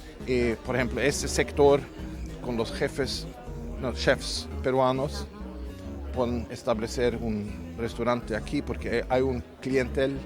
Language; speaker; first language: Spanish; non-native, fluent; Norwegian